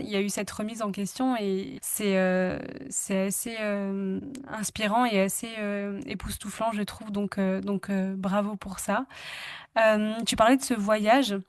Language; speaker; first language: French; native; French